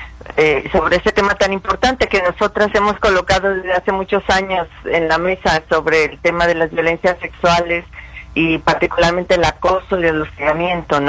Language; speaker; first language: Spanish; native; Spanish